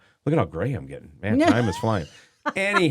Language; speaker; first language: English; native; English